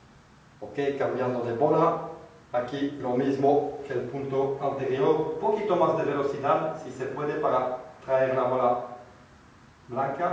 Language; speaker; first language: Spanish; non-native, fluent; French